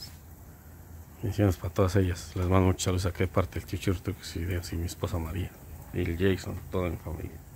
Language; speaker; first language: Spanish; native; Spanish